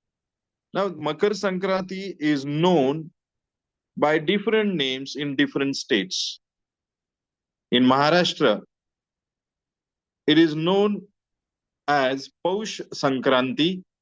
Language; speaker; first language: English; non-native, local second language; Marathi